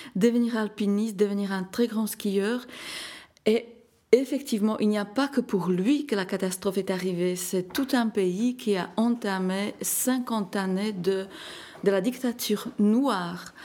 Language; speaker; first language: French; non-native, fluent; Slovak